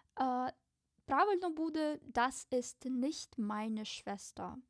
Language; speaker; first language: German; non-native, fluent; Ukrainian